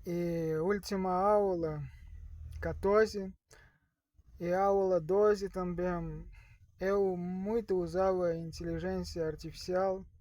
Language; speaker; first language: Portuguese; non-native, learner; Russian